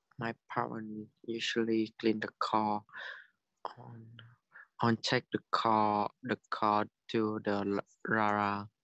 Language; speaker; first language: English; non-native, learner; Vietnamese